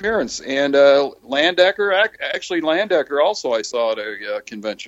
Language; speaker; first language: English; native; English